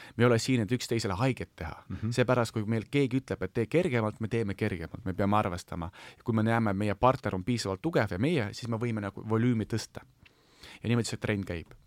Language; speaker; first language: Estonian; non-native, local second language; Russian